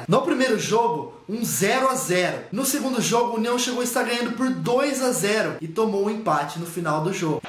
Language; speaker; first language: Portuguese; native; Portuguese